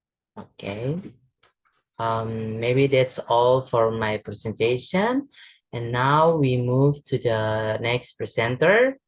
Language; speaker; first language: English; non-native, fluent; Indonesian